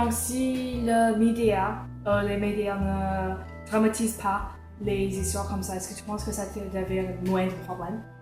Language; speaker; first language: French; non-native, local second language; English